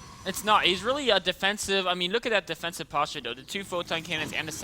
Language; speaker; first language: English; native; English